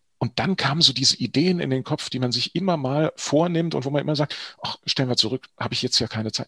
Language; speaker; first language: German; native; German